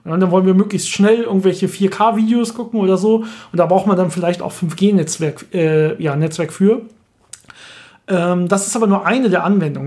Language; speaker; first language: German; native; German